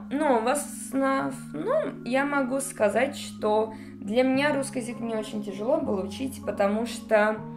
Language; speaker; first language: Russian; non-native, learner; Portuguese